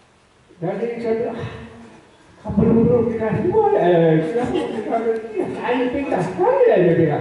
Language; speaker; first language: Indonesian; non-native, local second language; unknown